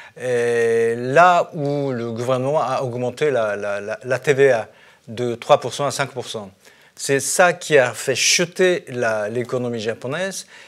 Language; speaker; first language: French; non-native, fluent; Japanese